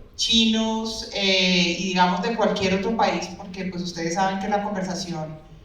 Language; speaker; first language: Spanish; native; Spanish